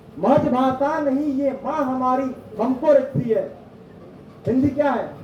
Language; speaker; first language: Hindi; native; Hindi